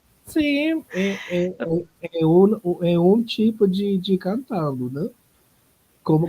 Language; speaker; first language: Portuguese; non-native, learner; English